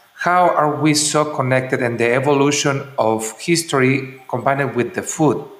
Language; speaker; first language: English; non-native, fluent; Spanish